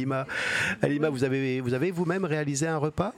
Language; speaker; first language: French; native; French